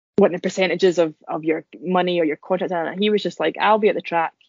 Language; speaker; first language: English; native; English